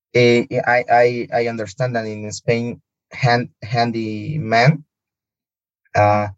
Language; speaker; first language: English; non-native, learner; Spanish